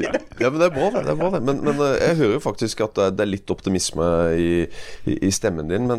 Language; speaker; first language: Norwegian; native; Norwegian